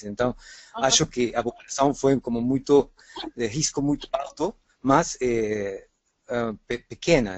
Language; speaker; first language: Portuguese; non-native, fluent; Spanish